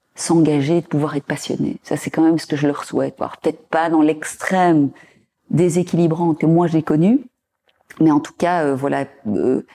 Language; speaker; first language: French; native; French